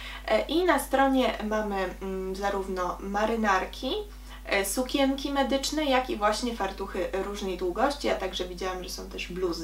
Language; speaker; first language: Polish; native; Polish